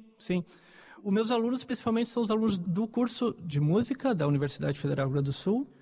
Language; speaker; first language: Portuguese; native; Portuguese